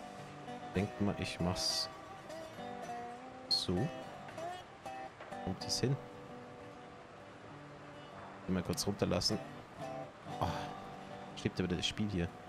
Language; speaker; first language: German; native; German